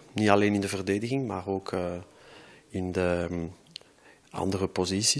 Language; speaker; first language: Dutch; non-native, local second language; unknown